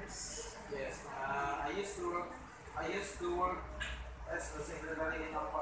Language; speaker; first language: English; non-native, learner; Indonesian